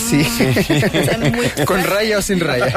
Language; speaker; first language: Spanish; native; Spanish